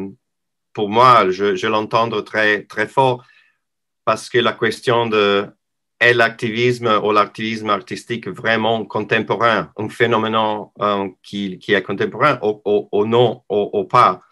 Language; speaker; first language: French; non-native, learner; English